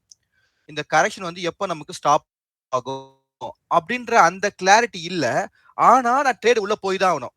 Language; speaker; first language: Tamil; native; Tamil